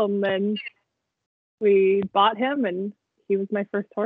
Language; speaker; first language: English; native; English